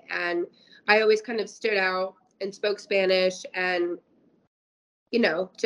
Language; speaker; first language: English; native; English